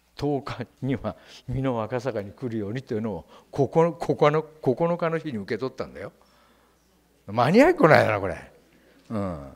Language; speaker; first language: Japanese; native; Japanese